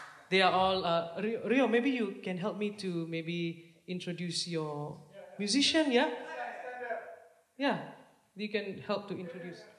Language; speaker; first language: English; non-native, local second language; Malay